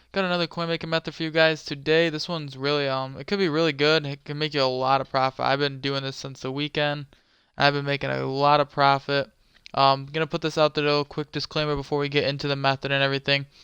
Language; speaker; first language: English; native; English